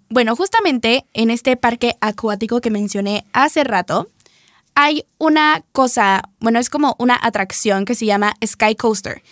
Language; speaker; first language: Spanish; native; Spanish